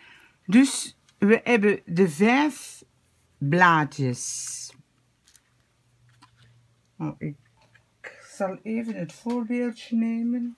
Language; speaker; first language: Dutch; native; Dutch